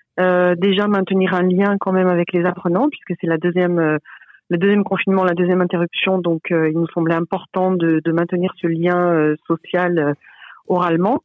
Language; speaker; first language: French; native; French